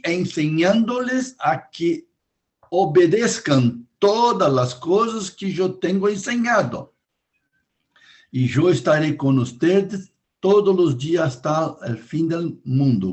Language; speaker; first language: Spanish; non-native, fluent; Portuguese